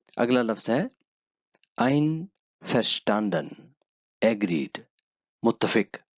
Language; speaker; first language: Urdu; native; Urdu